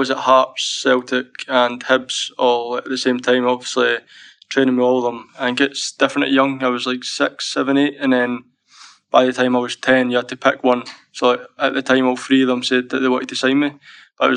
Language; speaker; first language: English; native; English